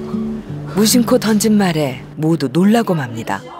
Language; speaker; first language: Korean; native; Korean